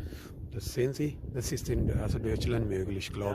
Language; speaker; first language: German; non-native, learner; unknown